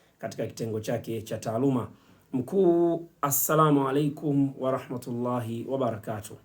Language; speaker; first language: Swahili; native; Swahili